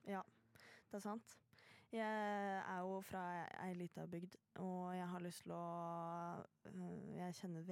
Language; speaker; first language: Norwegian; native; Norwegian